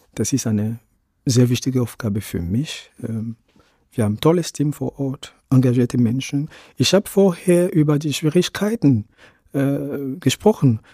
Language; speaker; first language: German; non-native, fluent; Ewe